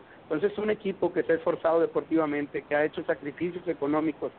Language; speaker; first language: Spanish; native; Spanish